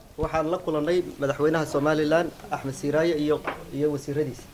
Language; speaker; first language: Swedish; non-native, fluent; Somali